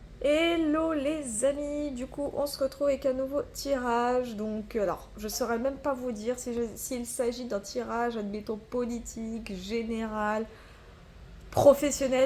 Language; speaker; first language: French; native; French